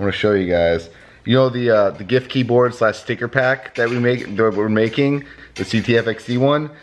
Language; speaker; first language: English; native; English